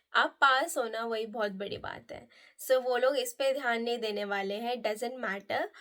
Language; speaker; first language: Hindi; non-native, local second language; Nepali